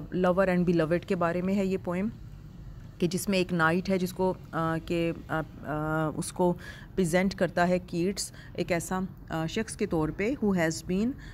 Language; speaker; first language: Urdu; non-native, local second language; Punjabi